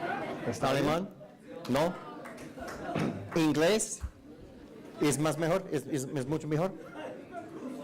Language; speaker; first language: Spanish; non-native, learner; English